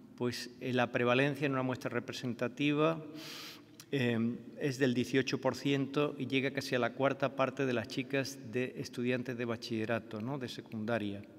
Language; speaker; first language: Spanish; native; Spanish